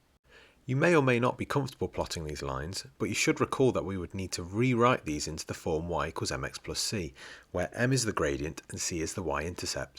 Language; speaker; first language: English; native; English